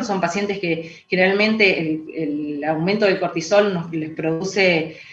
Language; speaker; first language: Spanish; native; Spanish